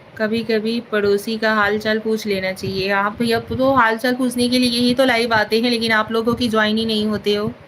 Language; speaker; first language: Hindi; native; Hindi